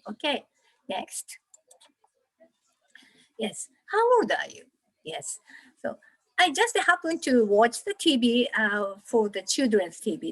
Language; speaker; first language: English; non-native, learner; Japanese